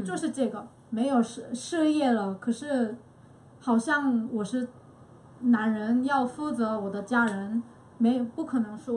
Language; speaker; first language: Chinese; non-native, fluent; Korean